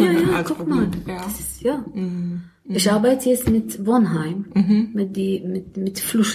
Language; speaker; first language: German; non-native, learner; Arabic